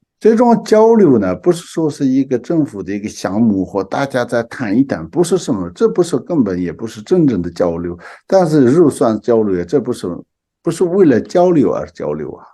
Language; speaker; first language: Chinese; non-native, local second language; Tibetan